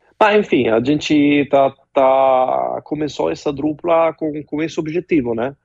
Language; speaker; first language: Portuguese; non-native, fluent; Italian